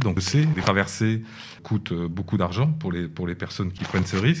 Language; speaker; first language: French; native; French